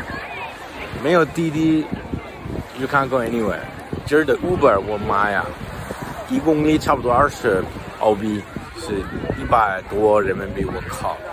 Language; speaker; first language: Chinese; non-native, fluent; English